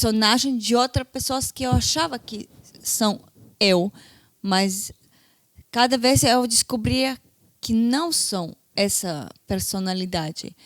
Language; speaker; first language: Portuguese; non-native, fluent; Hebrew